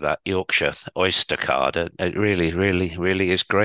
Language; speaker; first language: English; native; English